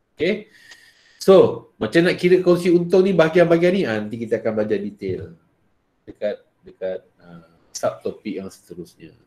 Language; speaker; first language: Malay; native; Malay